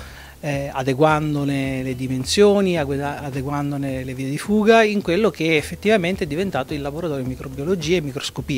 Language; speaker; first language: Italian; native; Italian